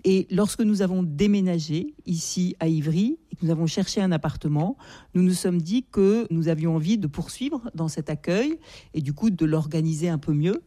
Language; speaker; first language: French; native; French